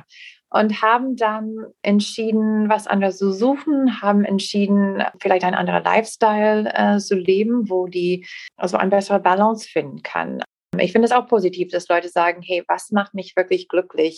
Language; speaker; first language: German; non-native, fluent; English